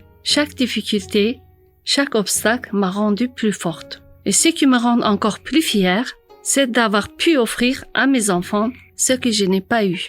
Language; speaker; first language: French; non-native, fluent; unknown